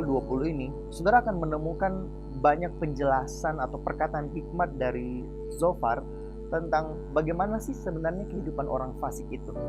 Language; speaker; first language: Indonesian; native; Indonesian